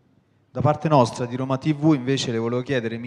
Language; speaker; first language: Italian; native; Italian